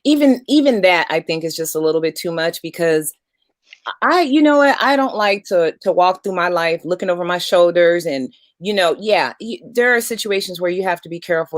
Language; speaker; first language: English; native; English